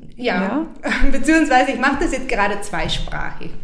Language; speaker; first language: German; non-native, fluent; Bulgarian